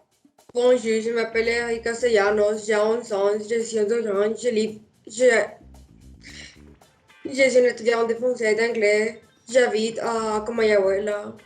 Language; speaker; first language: French; non-native, learner; Spanish